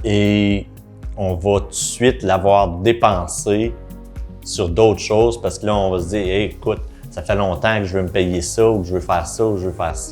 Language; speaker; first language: French; native; French